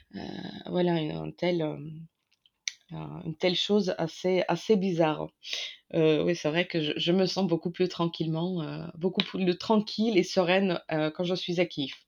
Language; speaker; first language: French; non-native, fluent; Ukrainian